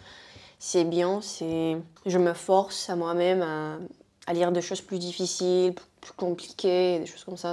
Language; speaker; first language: French; non-native, fluent; Spanish